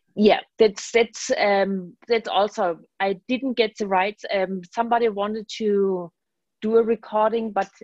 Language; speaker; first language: English; non-native, fluent; German